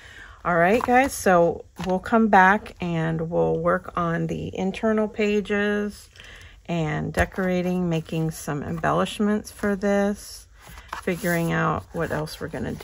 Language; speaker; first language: English; native; English